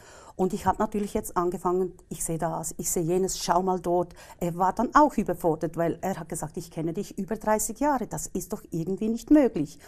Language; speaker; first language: German; native; German